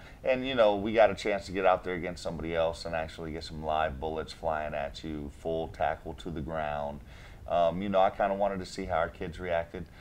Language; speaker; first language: English; native; English